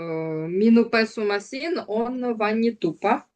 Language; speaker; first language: Estonian; non-native, learner; Russian